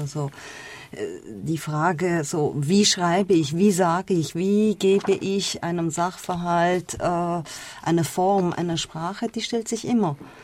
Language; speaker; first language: German; non-native, fluent; Persian